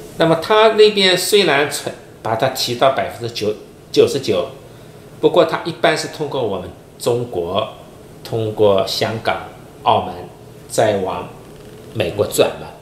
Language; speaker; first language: Chinese; native; Chinese